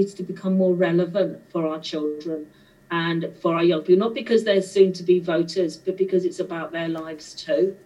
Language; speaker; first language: English; native; English